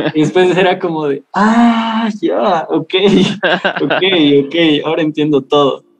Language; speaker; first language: Spanish; native; Spanish